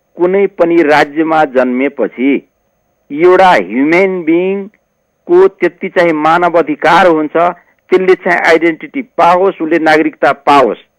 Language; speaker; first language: Nepali; non-native, local second language; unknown